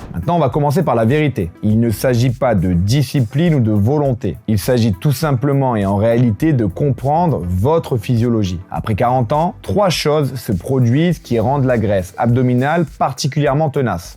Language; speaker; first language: French; native; French